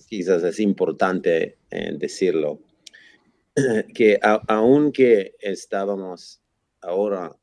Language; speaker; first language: Spanish; non-native, fluent; Hebrew